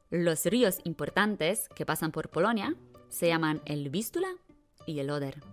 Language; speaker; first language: Spanish; non-native, fluent; Polish